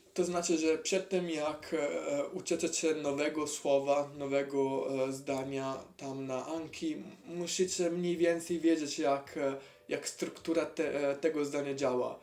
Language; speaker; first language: Polish; non-native, learner; Italian